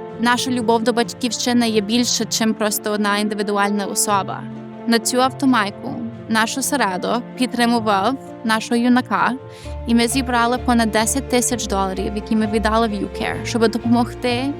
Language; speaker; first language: Ukrainian; early bilingual, heritage; Ukrainian